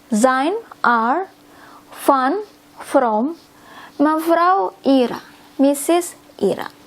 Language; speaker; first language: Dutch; non-native, learner; Indonesian